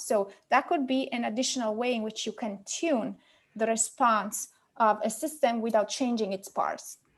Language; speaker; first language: English; non-native, fluent; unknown